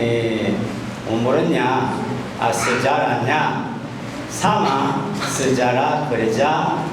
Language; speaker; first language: Indonesian; non-native, learner; Korean